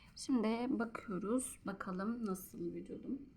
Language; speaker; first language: Turkish; native; Turkish